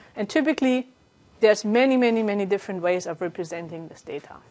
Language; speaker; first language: English; non-native, fluent; German